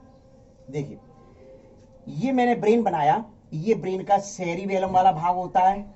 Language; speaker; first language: Hindi; native; Hindi